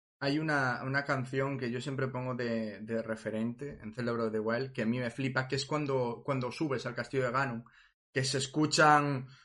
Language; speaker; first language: Spanish; native; Spanish